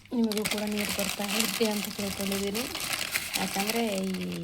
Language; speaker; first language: Kannada; non-native, local second language; Urdu